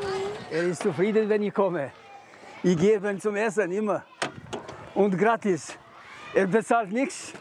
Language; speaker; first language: German; non-native, learner; Albanian